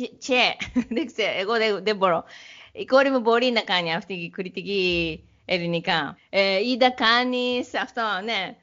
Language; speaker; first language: Greek; non-native, learner; Japanese